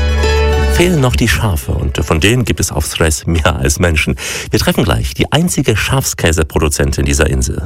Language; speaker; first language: German; native; German